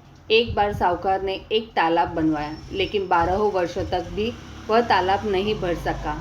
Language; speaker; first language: Hindi; native; Hindi